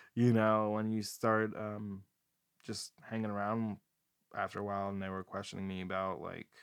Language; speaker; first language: English; native; English